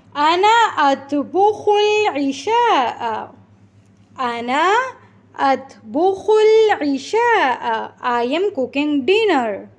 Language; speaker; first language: Arabic; non-native, fluent; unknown